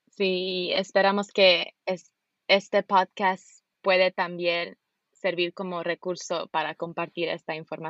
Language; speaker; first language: Spanish; non-native, fluent; English